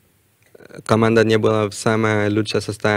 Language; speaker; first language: Russian; non-native, learner; Spanish